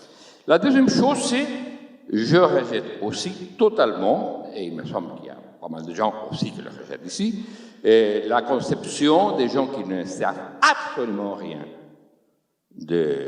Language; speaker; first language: French; non-native, fluent; Spanish